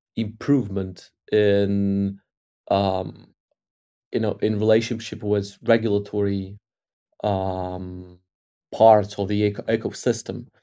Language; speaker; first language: English; non-native, fluent; Ukrainian